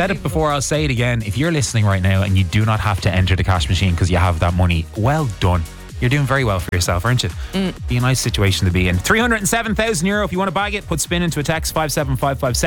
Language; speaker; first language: English; native; English